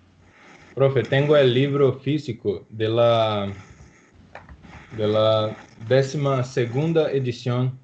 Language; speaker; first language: Spanish; non-native, learner; Portuguese